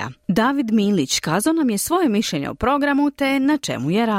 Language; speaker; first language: Serbian; native; Serbian